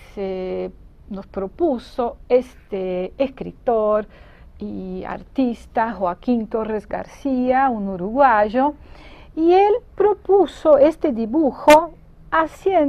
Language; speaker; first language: Spanish; non-native, fluent; Portuguese